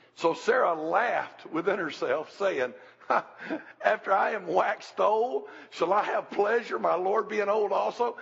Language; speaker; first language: English; native; English